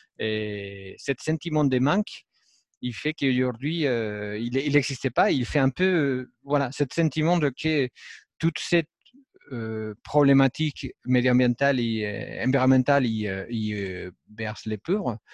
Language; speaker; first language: French; non-native, fluent; Spanish